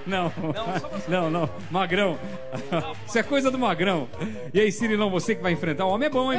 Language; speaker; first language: Portuguese; native; Portuguese